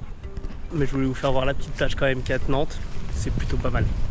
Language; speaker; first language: French; native; French